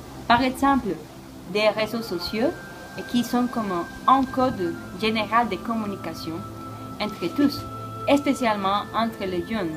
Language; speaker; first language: French; non-native, learner; Spanish